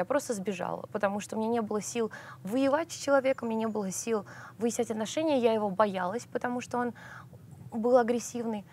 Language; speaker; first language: Russian; early bilingual, heritage; Russian